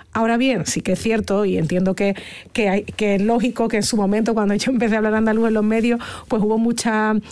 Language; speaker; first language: Spanish; native; Spanish